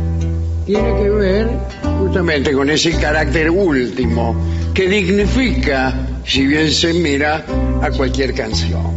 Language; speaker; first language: Spanish; native; Spanish